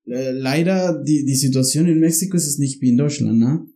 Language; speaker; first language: German; non-native, learner; Spanish